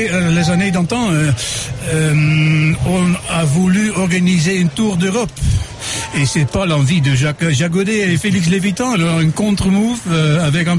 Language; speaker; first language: French; non-native, fluent; Dutch